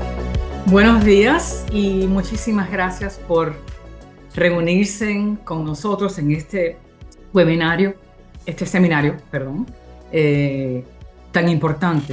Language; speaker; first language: Spanish; early bilingual, heritage; English